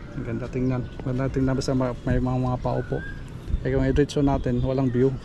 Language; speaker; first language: Filipino; non-native, local second language; Waray